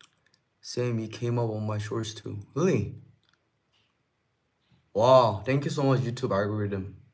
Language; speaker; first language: English; non-native, fluent; Korean